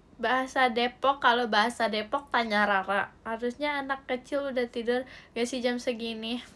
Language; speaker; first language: Indonesian; native; Indonesian